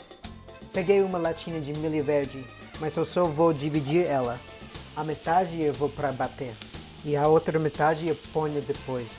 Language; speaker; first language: Portuguese; non-native, fluent; English